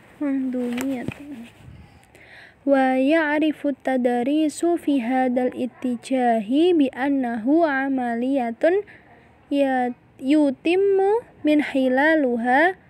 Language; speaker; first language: Arabic; non-native, learner; Indonesian